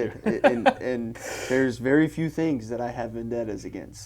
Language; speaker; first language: English; native; English